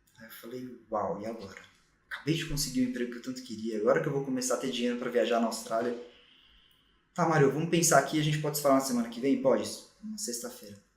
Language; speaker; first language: Portuguese; native; Portuguese